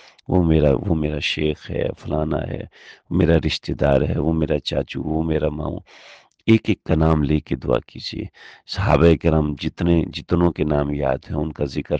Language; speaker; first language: Urdu; native; Urdu